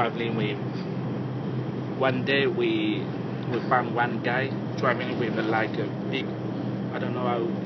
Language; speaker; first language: English; non-native, fluent; French